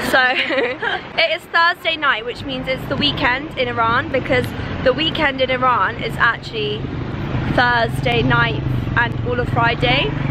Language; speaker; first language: English; early bilingual, other home language; Persian